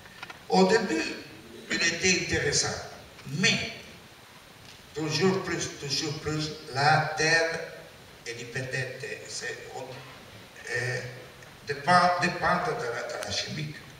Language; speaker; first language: French; non-native, learner; Italian